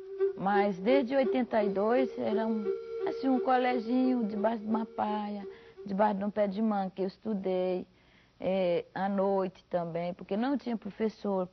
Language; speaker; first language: Portuguese; non-native, local second language; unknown